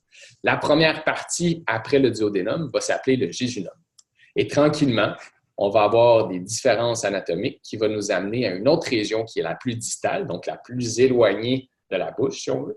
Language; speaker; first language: French; native; French